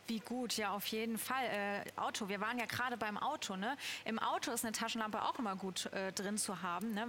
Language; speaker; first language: German; native; German